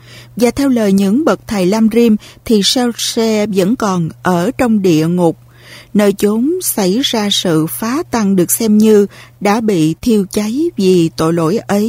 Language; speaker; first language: Vietnamese; native; Vietnamese